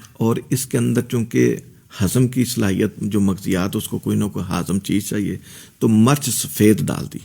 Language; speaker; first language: Urdu; non-native, local second language; Punjabi